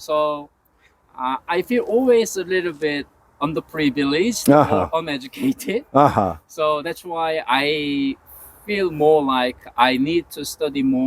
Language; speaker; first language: English; non-native, learner; Korean